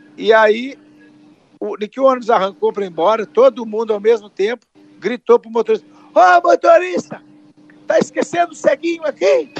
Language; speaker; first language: Portuguese; native; Portuguese